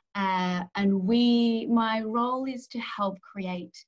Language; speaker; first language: English; native; English